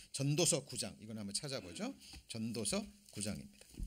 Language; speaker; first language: Korean; native; Korean